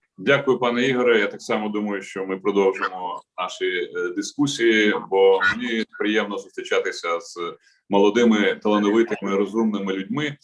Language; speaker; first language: Ukrainian; native; Ukrainian